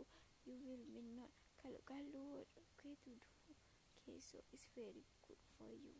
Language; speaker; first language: English; non-native, learner; Malay